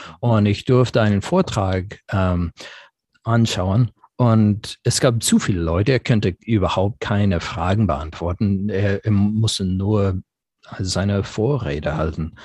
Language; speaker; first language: German; non-native, fluent; English